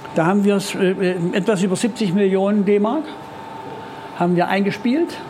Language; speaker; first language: German; native; German